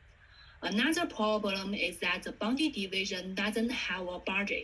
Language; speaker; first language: English; non-native, fluent; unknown